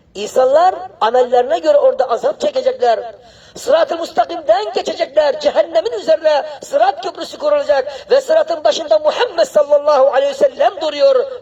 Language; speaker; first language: Turkish; non-native, fluent; Arabic